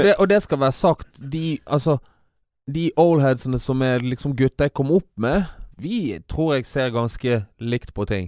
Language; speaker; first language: Norwegian; early bilingual, other home language; Kabuverdianu